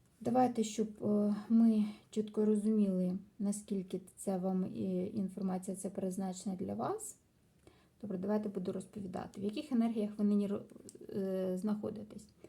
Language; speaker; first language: Ukrainian; non-native, local second language; Russian